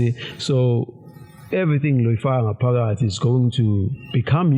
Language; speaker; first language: English; non-native, local second language; Zulu